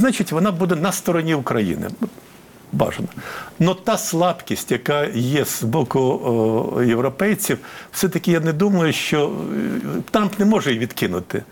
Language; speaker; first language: Ukrainian; native; Ukrainian